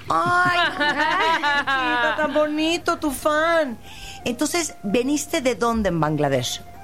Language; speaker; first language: Spanish; native; Spanish